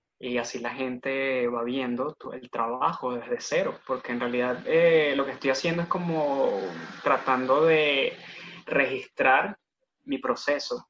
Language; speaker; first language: Spanish; native; Spanish